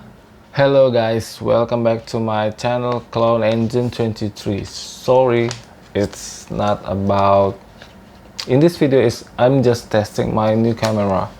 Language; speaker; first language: English; non-native, learner; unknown